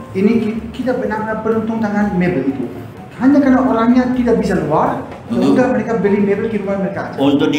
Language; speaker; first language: Indonesian; non-native, fluent; German